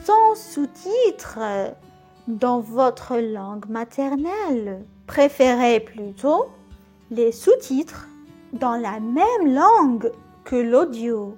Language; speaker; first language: French; non-native, local second language; Arabic